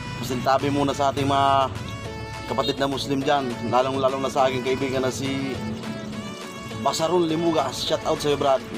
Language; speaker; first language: Filipino; non-native, local second language; Bikol